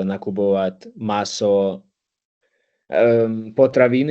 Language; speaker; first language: Czech; non-native, learner; English